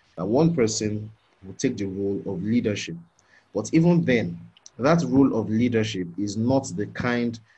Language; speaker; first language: English; non-native, local second language; Yoruba